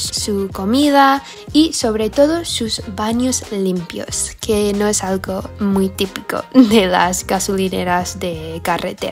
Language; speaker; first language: Spanish; non-native, fluent; English